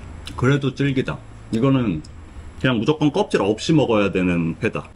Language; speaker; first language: Korean; native; Korean